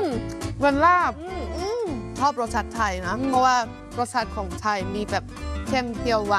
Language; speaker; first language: Thai; non-native, fluent; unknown